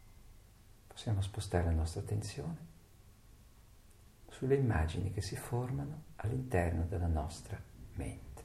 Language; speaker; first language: Italian; native; Italian